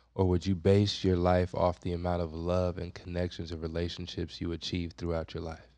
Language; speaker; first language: English; native; English